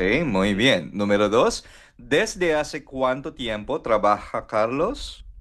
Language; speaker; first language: Spanish; non-native, fluent; Filipino